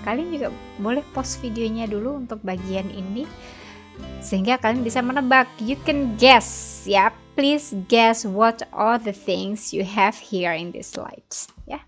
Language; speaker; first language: Indonesian; native; Indonesian